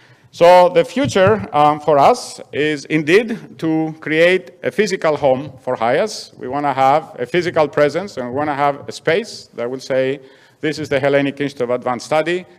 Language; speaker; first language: English; non-native, fluent; Greek